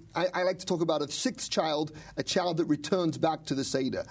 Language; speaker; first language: English; native; English